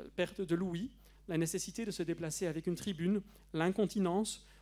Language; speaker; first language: French; native; French